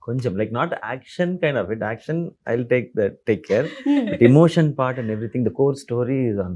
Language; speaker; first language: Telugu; non-native, learner; Tamil